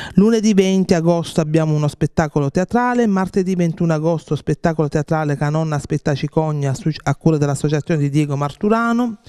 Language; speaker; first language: Italian; native; Italian